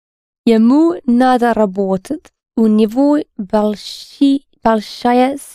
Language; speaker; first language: Russian; non-native, learner; English